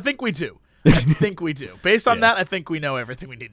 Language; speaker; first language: English; native; English